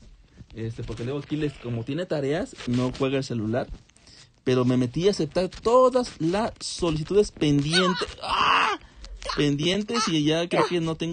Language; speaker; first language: Spanish; native; Spanish